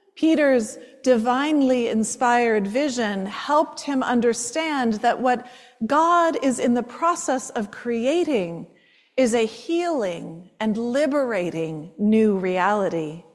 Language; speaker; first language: English; native; English